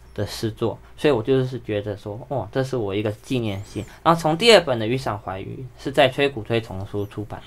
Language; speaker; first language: Chinese; native; Chinese